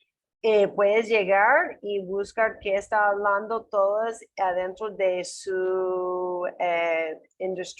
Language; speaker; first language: Spanish; non-native, learner; English